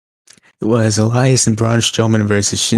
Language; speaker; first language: English; native; English